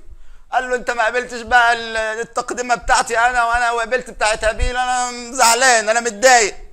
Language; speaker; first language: Arabic; native; Arabic